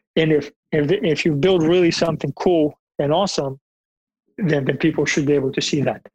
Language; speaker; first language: English; non-native, fluent; Bulgarian